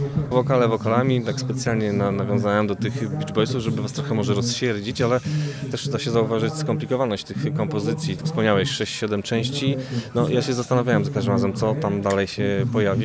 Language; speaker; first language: Polish; native; Polish